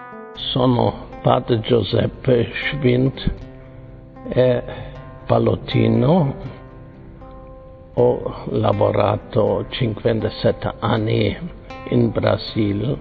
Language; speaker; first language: Italian; non-native, fluent; German